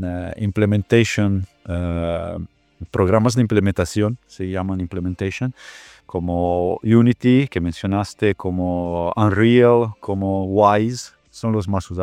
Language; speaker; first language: Spanish; non-native, fluent; Italian